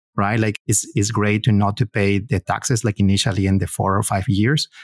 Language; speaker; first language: English; non-native, fluent; Spanish